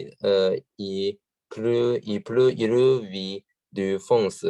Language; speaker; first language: French; non-native, learner; Chinese